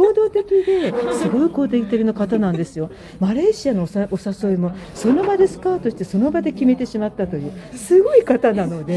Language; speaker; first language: Japanese; native; Japanese